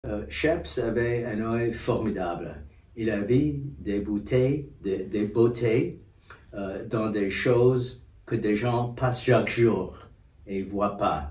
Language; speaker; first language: French; non-native, fluent; English